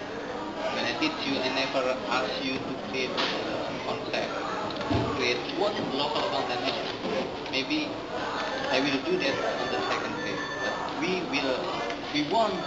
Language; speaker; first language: English; non-native, learner; Indonesian